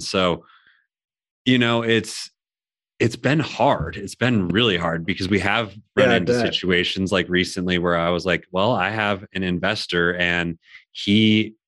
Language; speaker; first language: English; native; English